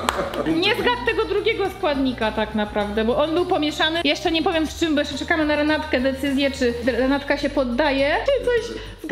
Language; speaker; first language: Polish; native; Polish